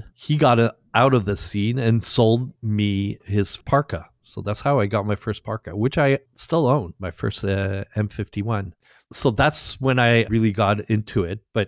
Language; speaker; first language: English; non-native, fluent; French